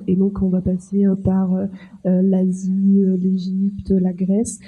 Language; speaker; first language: French; native; French